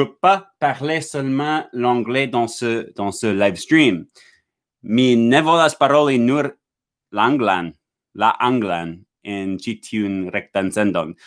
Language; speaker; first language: French; non-native, learner; English